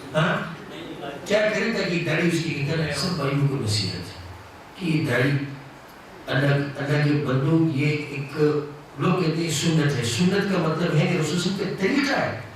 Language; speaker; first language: Urdu; non-native, local second language; Pashto